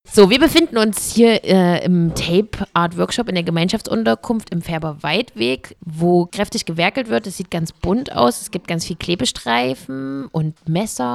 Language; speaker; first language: German; native; German